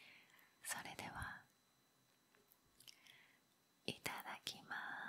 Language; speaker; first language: Japanese; native; Japanese